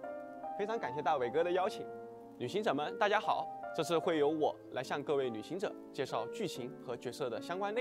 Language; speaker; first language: Chinese; native; Chinese